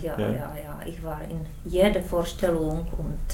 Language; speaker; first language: German; non-native, learner; Czech